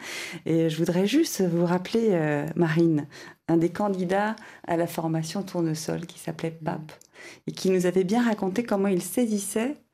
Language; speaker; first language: French; native; French